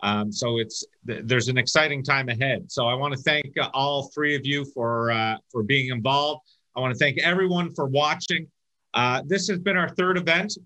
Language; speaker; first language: English; native; English